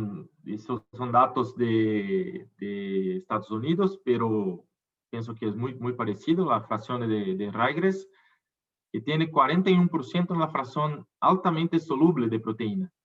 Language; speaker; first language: Spanish; non-native, fluent; Portuguese